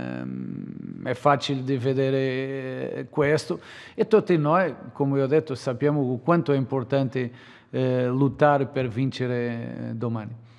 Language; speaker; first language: Italian; non-native, fluent; Portuguese